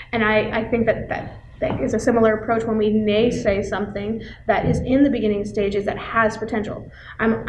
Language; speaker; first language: English; native; English